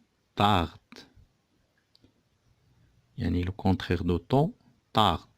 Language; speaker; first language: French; non-native, local second language; Arabic